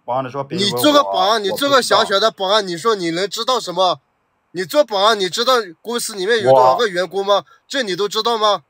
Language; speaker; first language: Chinese; native; Chinese